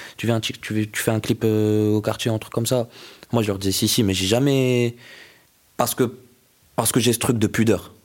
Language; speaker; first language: French; non-native, local second language; Arabic